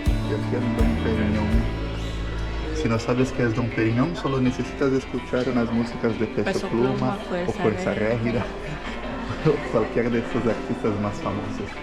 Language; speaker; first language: Spanish; non-native, fluent; Portuguese